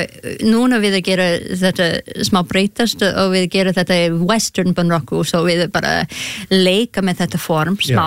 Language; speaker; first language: Icelandic; non-native, learner; English